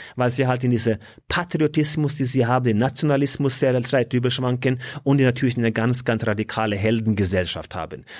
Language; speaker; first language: German; non-native, fluent; Norwegian